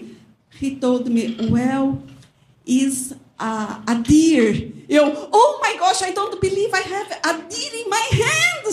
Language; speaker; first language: English; non-native, learner; Portuguese